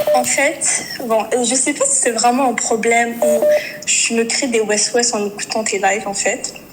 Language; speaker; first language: French; native; French